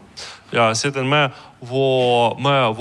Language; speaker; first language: Finnish; non-native, learner; Ukrainian